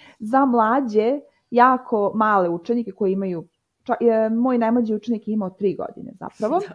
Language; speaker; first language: Serbian; native; Serbian